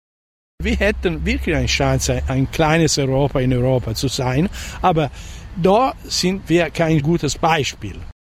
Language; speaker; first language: German; non-native, fluent; Italian